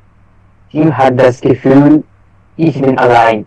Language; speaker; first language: German; non-native, learner; Bangla